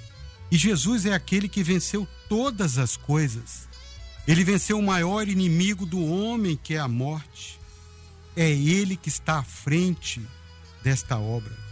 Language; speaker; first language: Portuguese; native; Portuguese